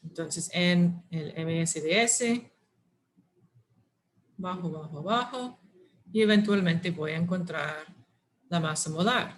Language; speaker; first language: Spanish; non-native, fluent; English